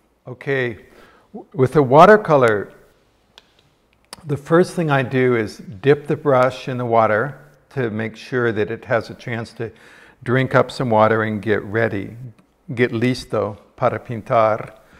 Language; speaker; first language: English; native; English